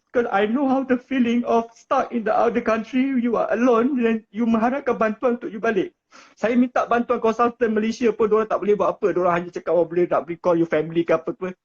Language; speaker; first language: Malay; native; Malay